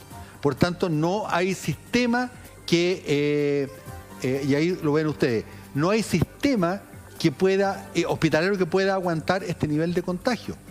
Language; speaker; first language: Spanish; native; Spanish